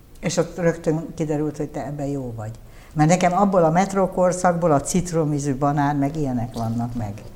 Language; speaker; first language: Hungarian; native; Hungarian